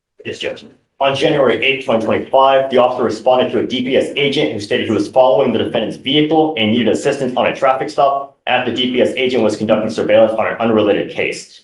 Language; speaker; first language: English; native; English